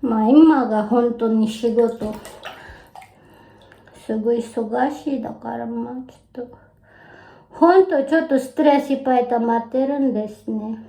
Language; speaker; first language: Japanese; non-native, learner; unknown